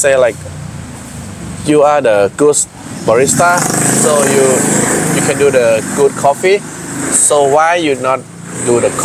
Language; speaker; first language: English; non-native, learner; Thai